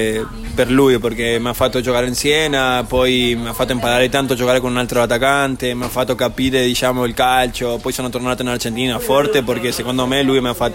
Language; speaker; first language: Italian; non-native, fluent; Spanish